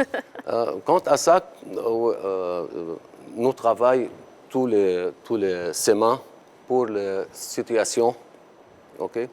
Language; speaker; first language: French; non-native, learner; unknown